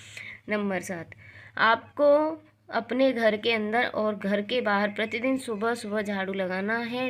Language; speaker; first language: Hindi; native; Hindi